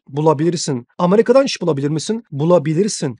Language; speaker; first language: Turkish; non-native, fluent; Chinese